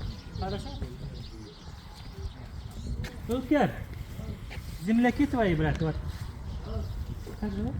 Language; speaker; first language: Russian; non-native, local second language; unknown